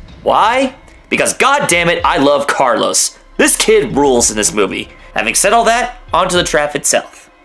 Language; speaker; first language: English; native; English